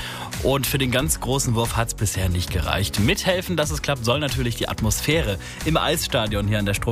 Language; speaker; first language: German; native; German